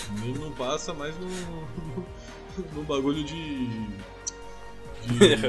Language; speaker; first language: Portuguese; native; Portuguese